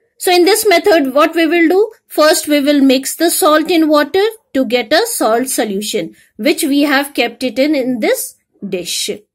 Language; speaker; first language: English; non-native, local second language; Hindi